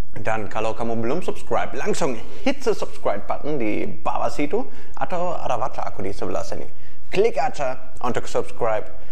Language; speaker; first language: Indonesian; non-native, fluent; German